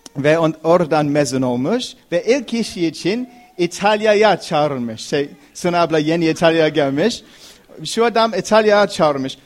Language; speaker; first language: Turkish; non-native, fluent; English